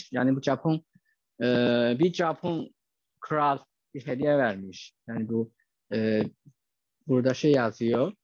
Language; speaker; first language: Turkish; non-native, fluent; Chinese